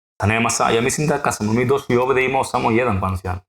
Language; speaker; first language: Bosnian; non-native, learner; Spanish